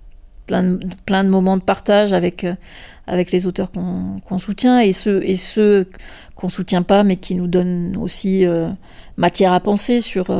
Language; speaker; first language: French; native; French